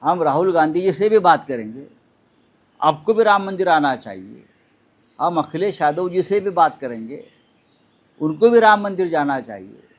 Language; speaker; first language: Hindi; non-native, local second language; Marathi